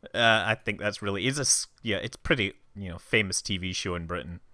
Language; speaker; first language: English; native; English